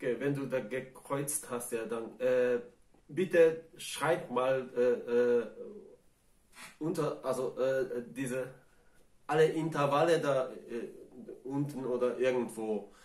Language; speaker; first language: German; non-native, fluent; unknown